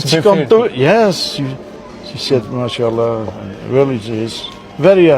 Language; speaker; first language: English; non-native, learner; Dutch